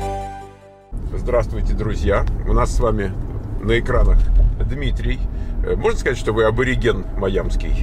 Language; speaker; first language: Russian; native; Russian